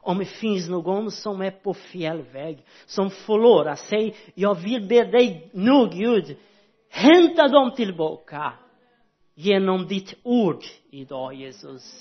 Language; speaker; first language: Swedish; non-native, learner; Portuguese